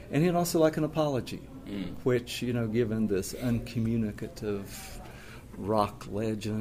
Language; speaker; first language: English; native; English